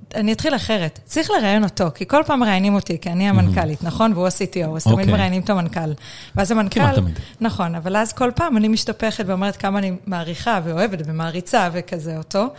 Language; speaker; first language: Hebrew; native; Hebrew